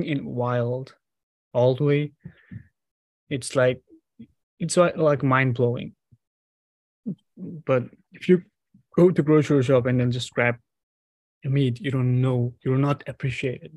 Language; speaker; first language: English; non-native, fluent; Mongolian